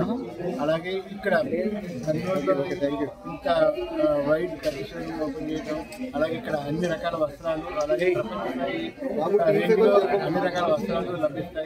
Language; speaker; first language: Telugu; native; Telugu